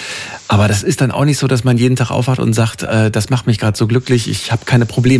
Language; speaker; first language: German; native; German